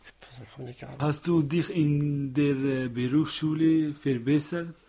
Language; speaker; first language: German; non-native, learner; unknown